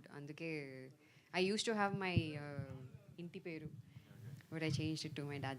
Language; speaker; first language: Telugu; non-native, fluent; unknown